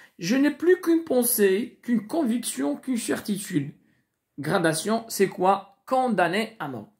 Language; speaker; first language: French; non-native, local second language; Arabic